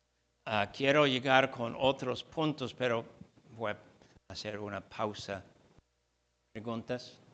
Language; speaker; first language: Spanish; non-native, fluent; English